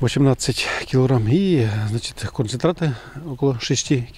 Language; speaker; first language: Russian; non-native, local second language; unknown